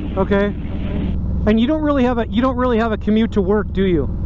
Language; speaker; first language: English; native; English